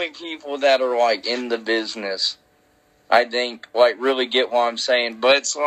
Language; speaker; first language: English; native; English